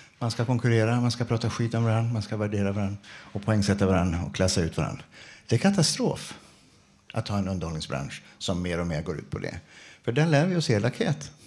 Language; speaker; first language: Swedish; non-native, fluent; English